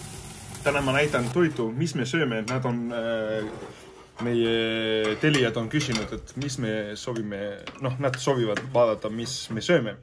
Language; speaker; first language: Estonian; non-native, learner; Spanish